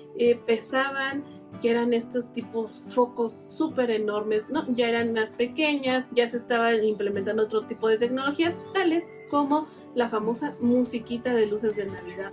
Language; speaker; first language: Spanish; native; Spanish